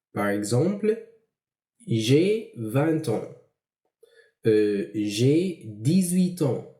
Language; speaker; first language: French; non-native, fluent; English